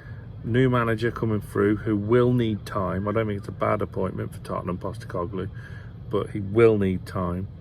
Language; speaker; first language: English; native; English